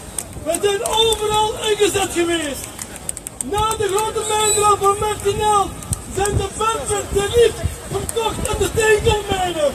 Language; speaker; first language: Dutch; early bilingual, other home language; Riffian